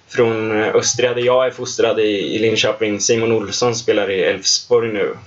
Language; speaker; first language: Swedish; native; Swedish